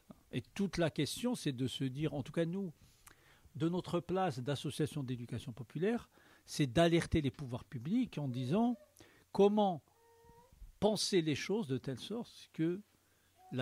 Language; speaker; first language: French; native; French